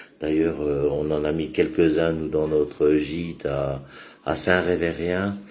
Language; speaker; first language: French; native; French